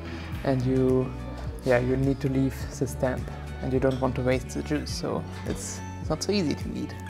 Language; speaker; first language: English; non-native, fluent; German